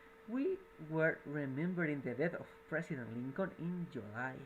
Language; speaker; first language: English; non-native, fluent; Spanish